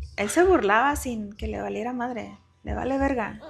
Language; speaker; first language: Spanish; early bilingual, heritage; Spanish